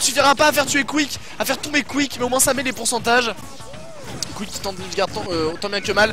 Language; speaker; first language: French; native; French